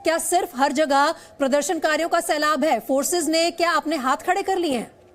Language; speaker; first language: Hindi; native; Hindi